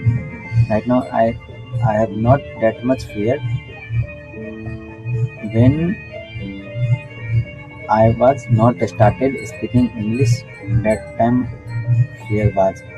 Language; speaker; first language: English; non-native, learner; Hindi